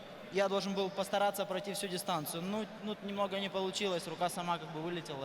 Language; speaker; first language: Russian; native; Russian